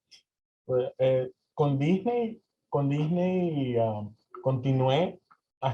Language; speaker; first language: Spanish; early bilingual, heritage; Spanish